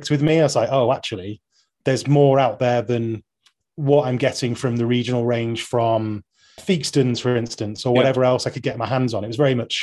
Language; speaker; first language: English; native; English